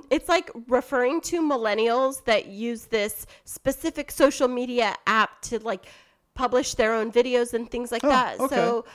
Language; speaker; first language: English; native; English